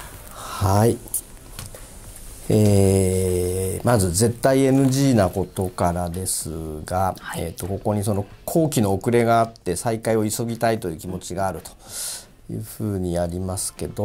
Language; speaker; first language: Japanese; native; Japanese